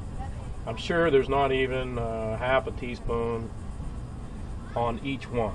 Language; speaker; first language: English; native; English